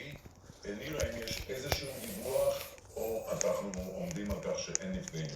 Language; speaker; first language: Hebrew; native; Hebrew